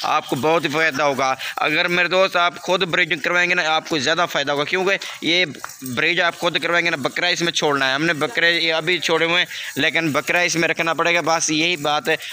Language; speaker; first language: Urdu; non-native, local second language; Saraiki